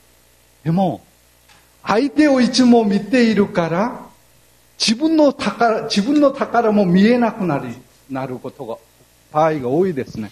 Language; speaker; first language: Japanese; non-native, fluent; Korean